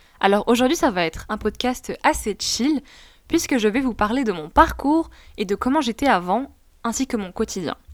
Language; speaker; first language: French; non-native, local second language; Arabic